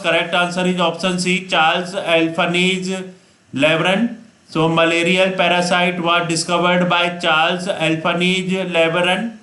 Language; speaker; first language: English; non-native, local second language; Hindi